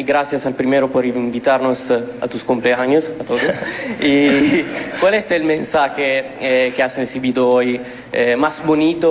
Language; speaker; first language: Spanish; non-native, learner; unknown